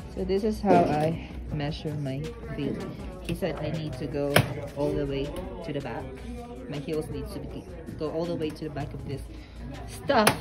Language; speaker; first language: English; non-native, local second language; Filipino